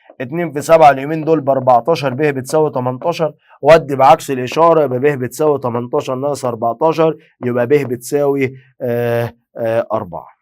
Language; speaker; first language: Arabic; native; Arabic